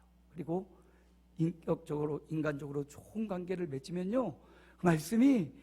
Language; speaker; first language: Korean; native; Korean